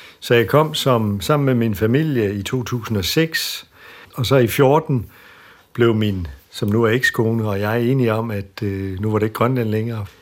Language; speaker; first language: Danish; native; Danish